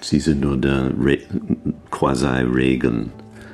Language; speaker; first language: German; non-native, learner; English